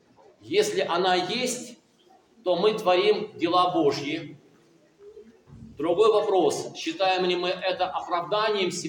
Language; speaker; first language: Russian; native; Russian